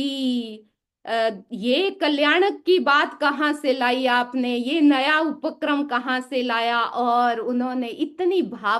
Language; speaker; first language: Hindi; native; Hindi